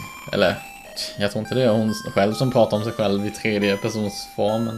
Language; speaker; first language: Swedish; native; Swedish